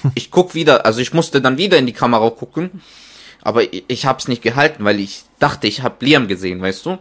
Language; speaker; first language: German; non-native, fluent; Arabic